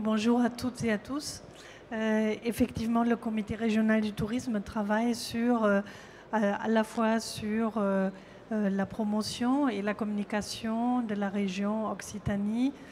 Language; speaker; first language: French; non-native, fluent; German